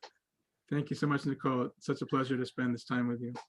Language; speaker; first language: English; native; English